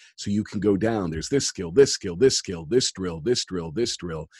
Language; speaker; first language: English; native; English